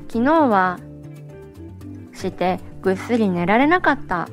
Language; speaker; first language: Japanese; non-native, fluent; Indonesian